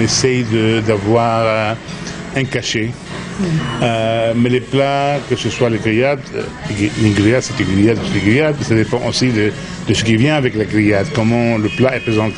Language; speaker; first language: French; non-native, local second language; Arabic